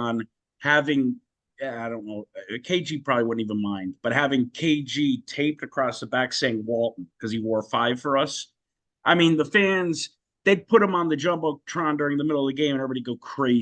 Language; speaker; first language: English; native; English